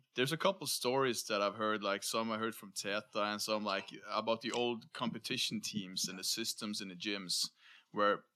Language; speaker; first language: English; non-native, fluent; Norwegian